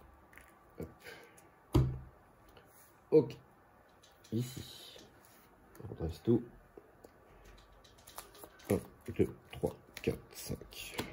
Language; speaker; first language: French; native; French